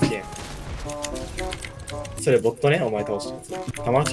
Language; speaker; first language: Japanese; native; Japanese